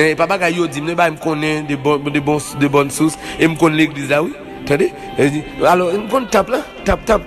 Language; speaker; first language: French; non-native, local second language; Haitian Creole